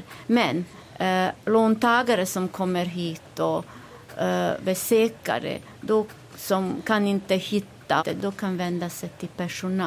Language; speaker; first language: Swedish; non-native, fluent; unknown